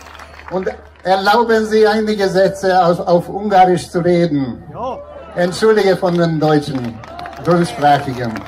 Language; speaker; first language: German; non-native, fluent; Hungarian